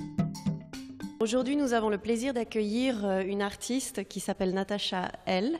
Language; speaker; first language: French; native; French